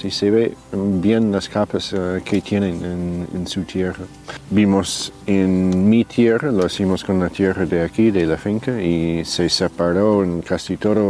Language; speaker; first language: Spanish; non-native, fluent; English